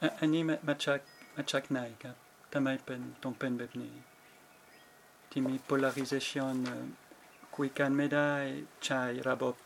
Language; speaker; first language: Thai; non-native, fluent; French